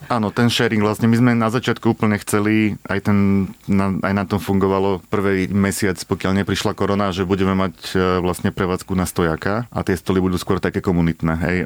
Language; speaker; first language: Slovak; native; Slovak